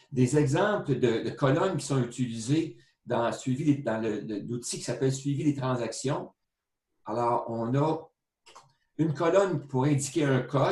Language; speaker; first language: French; native; French